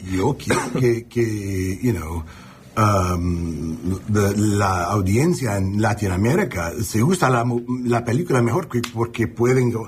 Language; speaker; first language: Spanish; non-native, learner; English